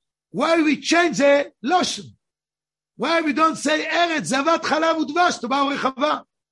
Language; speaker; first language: English; non-native, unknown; Hebrew